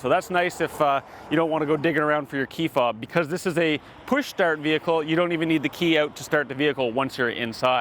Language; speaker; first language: English; native; English